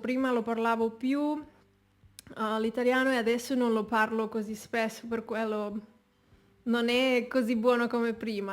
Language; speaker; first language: Italian; non-native, fluent; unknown